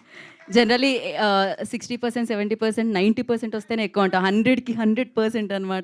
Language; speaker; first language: Telugu; native; Telugu